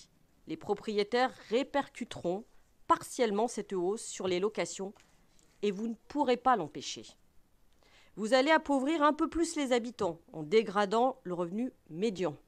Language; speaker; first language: French; native; French